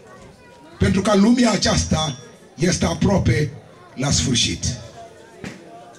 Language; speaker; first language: Romanian; non-native, learner; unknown